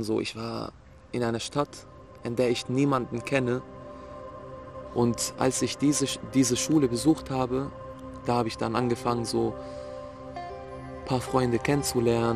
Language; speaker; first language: German; non-native, fluent; Arabic